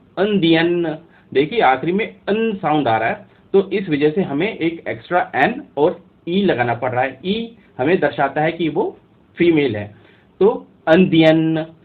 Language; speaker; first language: Hindi; native; Hindi